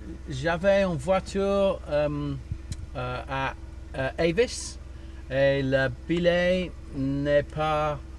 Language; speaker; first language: French; non-native, learner; English